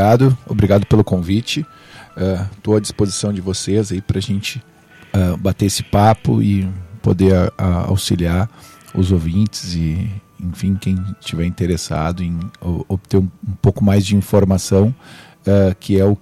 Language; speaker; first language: Portuguese; native; Portuguese